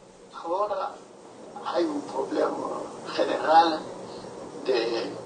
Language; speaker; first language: Spanish; non-native, fluent; French